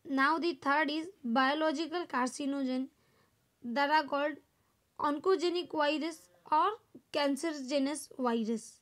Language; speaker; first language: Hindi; non-native, local second language; Gujarati